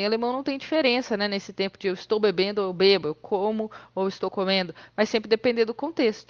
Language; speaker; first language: Portuguese; native; Portuguese